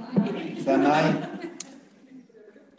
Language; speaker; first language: Norwegian; non-native, fluent; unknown